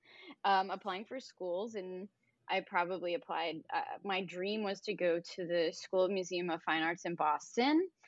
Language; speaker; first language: English; native; English